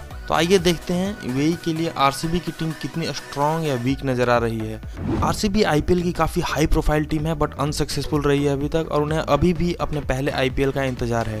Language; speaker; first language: Hindi; native; Hindi